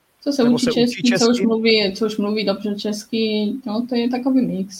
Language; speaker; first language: Czech; non-native, learner; Polish